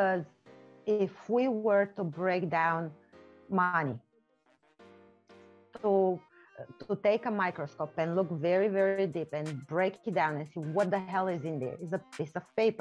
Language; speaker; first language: English; non-native, fluent; Romanian